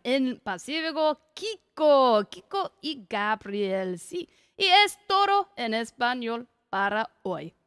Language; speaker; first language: Spanish; non-native, learner; English